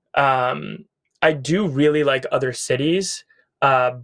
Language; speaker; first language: English; native; English